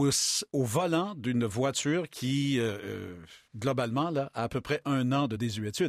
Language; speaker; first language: French; native; French